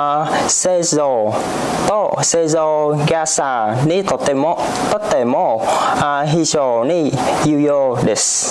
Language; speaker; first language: Japanese; non-native, learner; Vietnamese